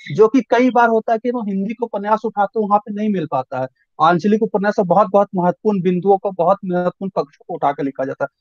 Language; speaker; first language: Hindi; native; Hindi